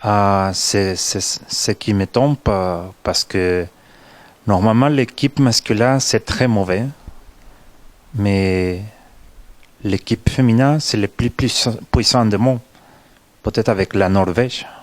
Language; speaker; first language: French; non-native, fluent; Spanish